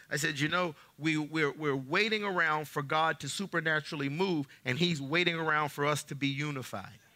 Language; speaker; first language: English; native; English